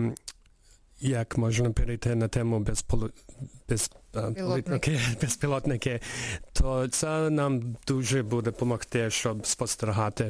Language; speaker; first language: Ukrainian; early bilingual, heritage; Ukrainian